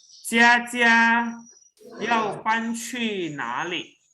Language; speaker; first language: Chinese; non-native, local second language; Indonesian